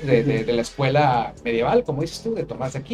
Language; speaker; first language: Spanish; native; Spanish